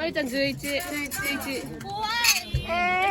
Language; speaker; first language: Japanese; non-native, learner; Korean